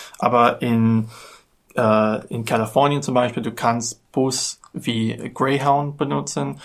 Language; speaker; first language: German; non-native, learner; English